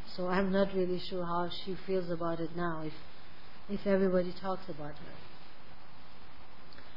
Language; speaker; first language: English; non-native, fluent; Persian